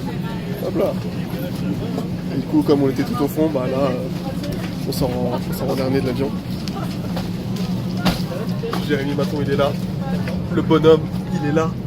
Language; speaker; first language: French; native; French